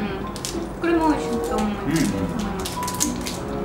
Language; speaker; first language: Japanese; non-native, learner; Spanish